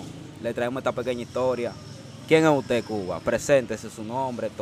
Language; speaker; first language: Spanish; native; Spanish